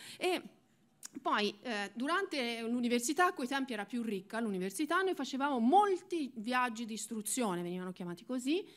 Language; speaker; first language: Italian; native; Italian